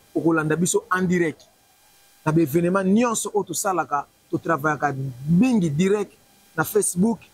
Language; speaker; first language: Lingala; non-native, local second language; Kongo